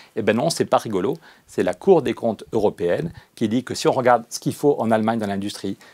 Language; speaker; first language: French; native; French